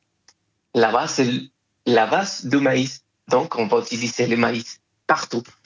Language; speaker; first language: French; non-native, fluent; Spanish